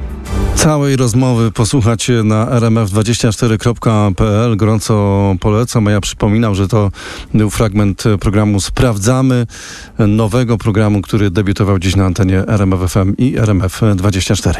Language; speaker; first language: Polish; native; Polish